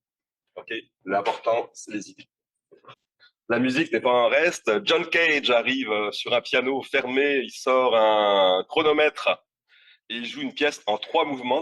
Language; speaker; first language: French; native; French